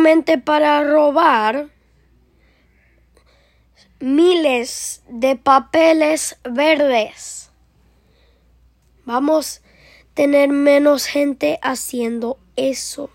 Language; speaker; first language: Spanish; early bilingual, heritage; Spanish